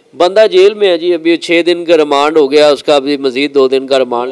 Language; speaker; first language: Urdu; native; Urdu